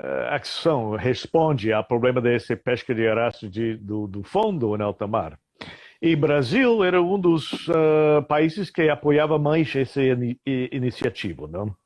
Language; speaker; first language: Portuguese; non-native, fluent; English